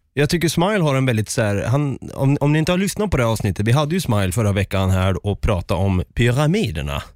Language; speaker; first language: Swedish; native; Swedish